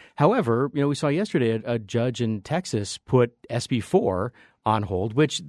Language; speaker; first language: English; native; English